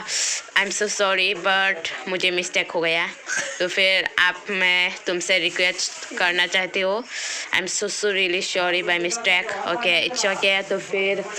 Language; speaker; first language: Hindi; non-native, local second language; Kok Borok